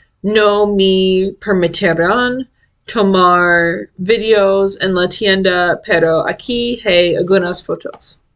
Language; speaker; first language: Spanish; non-native, learner; English